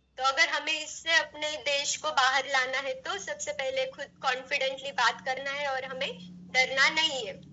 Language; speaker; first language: Hindi; non-native, local second language; Marathi